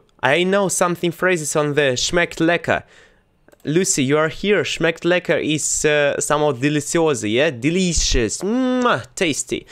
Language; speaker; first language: English; non-native, learner; Russian